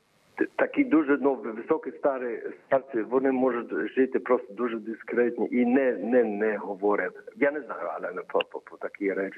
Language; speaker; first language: Ukrainian; early bilingual, heritage; Ukrainian